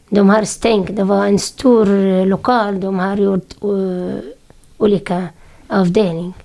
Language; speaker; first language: Swedish; non-native, learner; Syriac